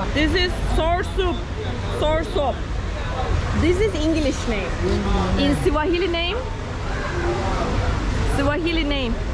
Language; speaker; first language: English; non-native, learner; Turkish